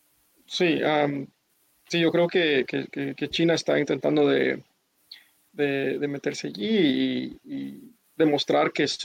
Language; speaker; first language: Spanish; early bilingual, heritage; English